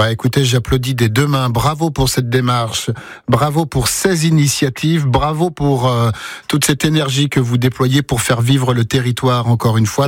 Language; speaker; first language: French; native; French